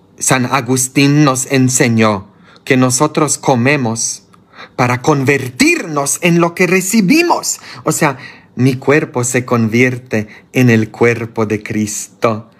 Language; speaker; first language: Spanish; non-native, fluent; Polish